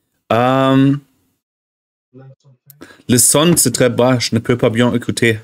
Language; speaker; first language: French; non-native, learner; German